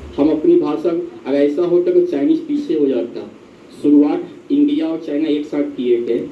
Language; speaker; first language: Hindi; native; Hindi